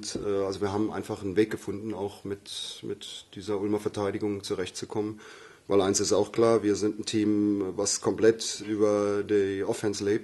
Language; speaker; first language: German; native; German